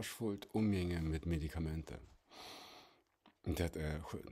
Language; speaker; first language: Swedish; non-native, fluent; German